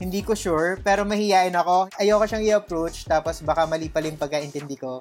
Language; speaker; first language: Filipino; native; Filipino